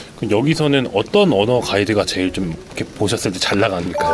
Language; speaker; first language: Korean; native; Korean